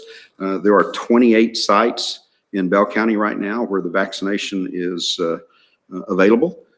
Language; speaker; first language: English; native; English